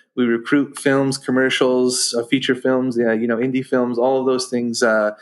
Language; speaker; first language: English; native; English